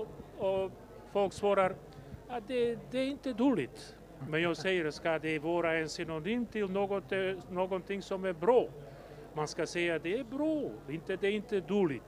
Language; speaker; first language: Swedish; non-native, fluent; Macedonian